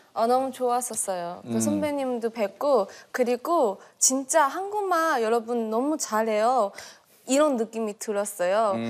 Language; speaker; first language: Korean; non-native, fluent; Chinese